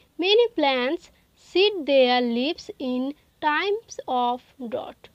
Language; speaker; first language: English; non-native, local second language; Bangla